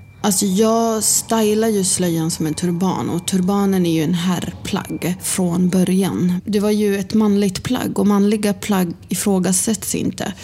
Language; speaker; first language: Swedish; early bilingual, other home language; Arabic